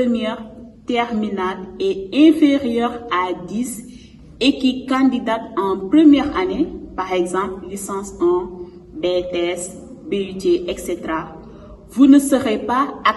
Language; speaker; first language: French; non-native, local second language; Wolof